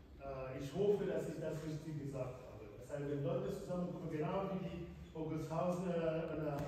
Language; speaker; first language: German; non-native, fluent; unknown